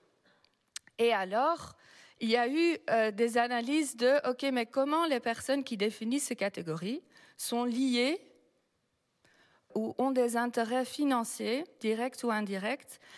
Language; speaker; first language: French; non-native, fluent; Dutch